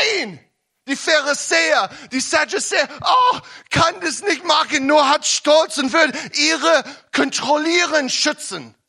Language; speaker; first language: German; non-native, learner; English